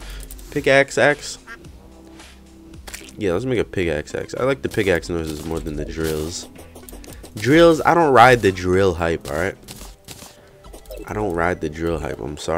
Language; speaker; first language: English; native; English